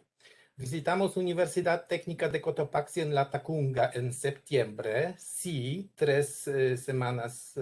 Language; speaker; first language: Spanish; non-native, learner; Polish